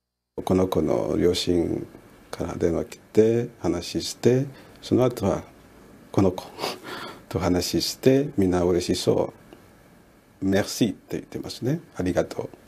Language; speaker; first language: Japanese; non-native, learner; French